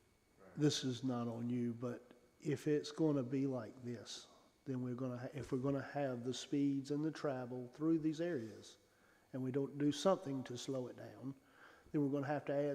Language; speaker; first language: English; native; English